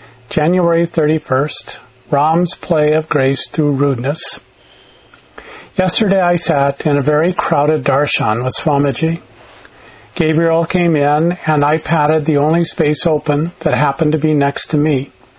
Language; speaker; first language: English; native; English